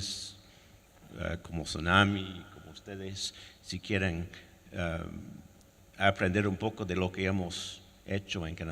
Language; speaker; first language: Spanish; non-native, fluent; French